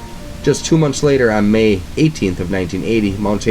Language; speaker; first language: English; native; English